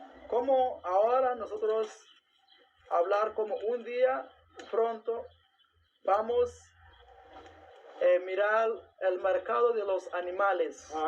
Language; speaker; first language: Spanish; non-native, learner; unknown